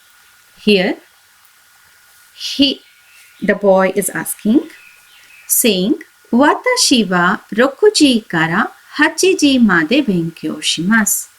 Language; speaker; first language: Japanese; non-native, fluent; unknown